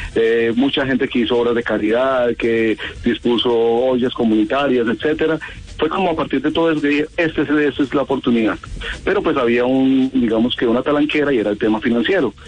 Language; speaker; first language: Spanish; native; Spanish